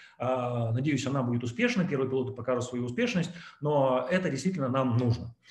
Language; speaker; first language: Russian; native; Russian